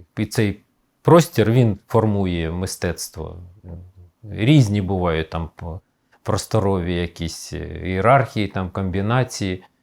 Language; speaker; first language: Ukrainian; native; Ukrainian